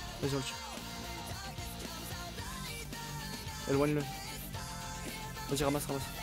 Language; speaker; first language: French; native; French